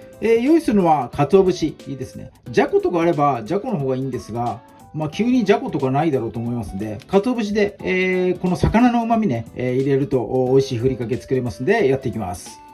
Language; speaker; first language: Japanese; native; Japanese